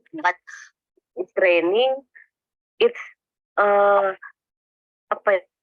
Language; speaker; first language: English; non-native, learner; Indonesian